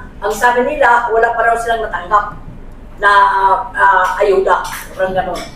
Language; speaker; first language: Filipino; native; Filipino